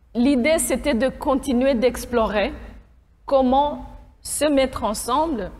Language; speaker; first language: French; non-native, local second language; Kinyarwanda